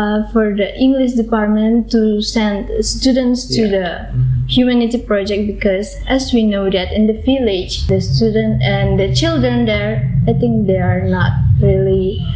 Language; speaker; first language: English; non-native, learner; Indonesian